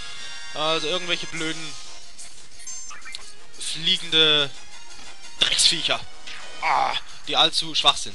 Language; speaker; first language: German; native; German